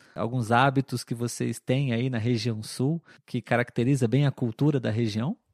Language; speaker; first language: Portuguese; native; Portuguese